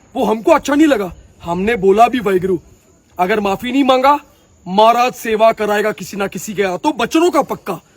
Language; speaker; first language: Hindi; non-native, local second language; Punjabi